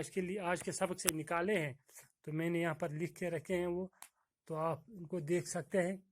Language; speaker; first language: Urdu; non-native, local second language; Kashmiri